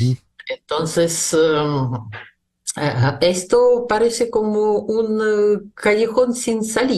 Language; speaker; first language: Spanish; non-native, fluent; Russian